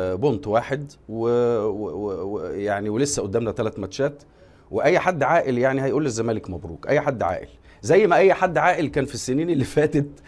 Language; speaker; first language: Arabic; native; Arabic